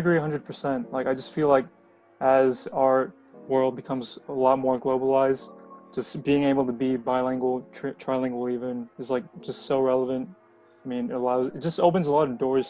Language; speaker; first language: English; early bilingual, other home language; Korean